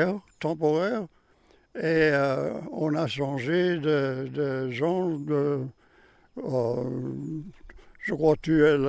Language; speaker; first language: French; non-native, learner; German